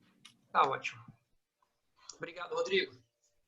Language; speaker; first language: Portuguese; native; Portuguese